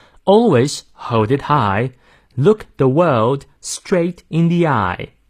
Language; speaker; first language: English; non-native, fluent; Chinese